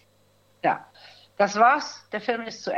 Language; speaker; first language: German; native; German